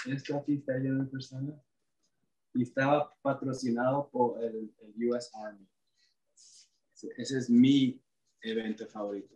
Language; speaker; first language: Spanish; early bilingual, heritage; Spanish